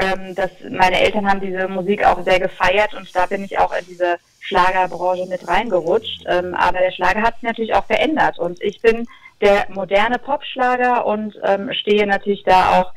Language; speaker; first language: German; native; German